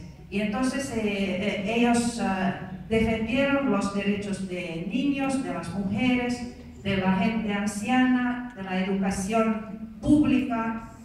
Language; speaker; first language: Spanish; non-native, fluent; Finnish